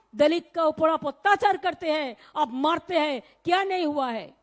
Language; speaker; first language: Hindi; non-native, local second language; Bangla